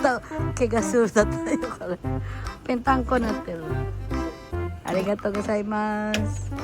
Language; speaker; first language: Japanese; non-native, learner; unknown